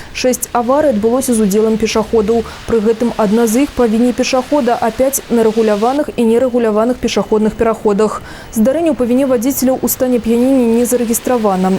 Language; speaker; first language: Belarusian; native; Belarusian